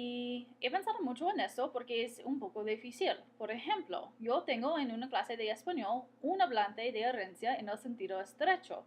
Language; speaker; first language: Spanish; non-native, fluent; English